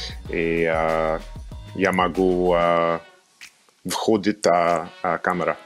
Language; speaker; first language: Russian; non-native, learner; English